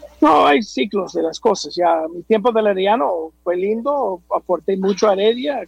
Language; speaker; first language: Spanish; non-native, fluent; English